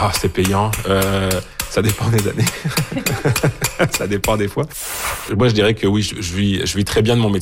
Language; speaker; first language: French; native; French